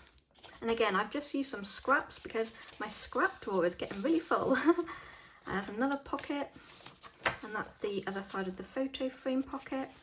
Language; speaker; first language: English; native; English